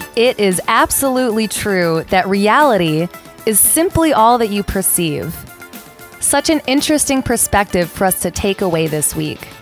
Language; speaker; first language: English; native; English